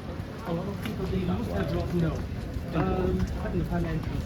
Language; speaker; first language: English; non-native, learner; German